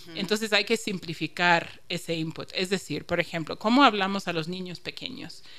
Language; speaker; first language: Spanish; non-native, fluent; English